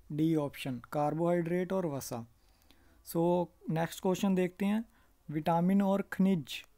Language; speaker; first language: Hindi; non-native, local second language; Punjabi